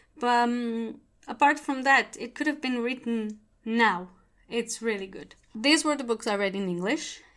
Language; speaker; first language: English; non-native, fluent; Portuguese